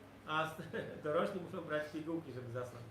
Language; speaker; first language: Polish; native; Polish